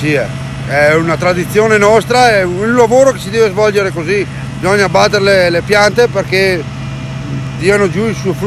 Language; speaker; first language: Italian; native; Italian